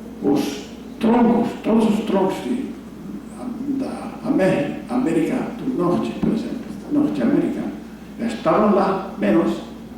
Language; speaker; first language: Portuguese; non-native, fluent; English